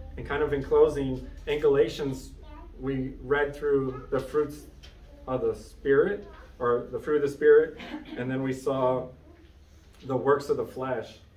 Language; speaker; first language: English; native; English